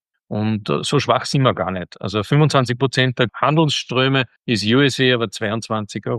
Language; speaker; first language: German; native; German